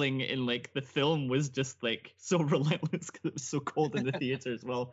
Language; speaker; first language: English; native; English